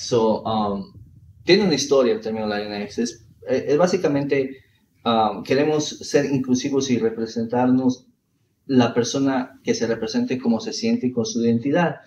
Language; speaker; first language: Spanish; early bilingual, heritage; Spanish